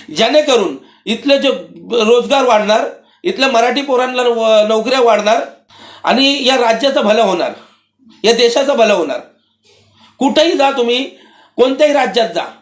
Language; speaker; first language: Marathi; non-native, local second language; Urdu